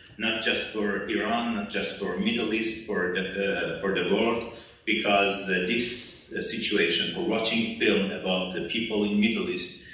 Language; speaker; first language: English; non-native, learner; Persian